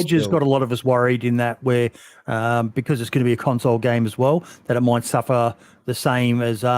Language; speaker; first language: English; native; English